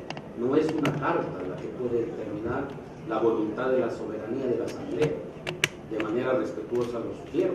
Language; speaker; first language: Spanish; native; Spanish